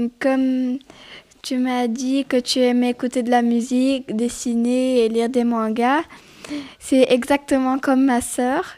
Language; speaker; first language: French; early bilingual, other home language; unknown